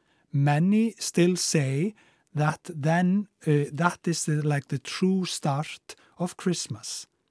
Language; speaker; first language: English; non-native, fluent; Icelandic